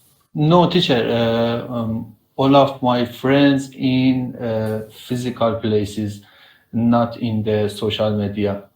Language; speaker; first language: English; non-native, learner; Persian